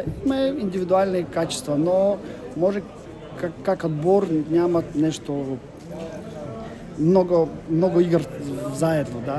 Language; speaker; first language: Bulgarian; non-native, learner; Russian